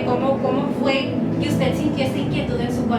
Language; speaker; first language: Spanish; native; Spanish